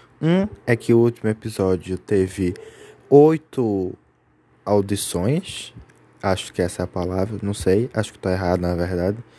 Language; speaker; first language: Portuguese; native; Portuguese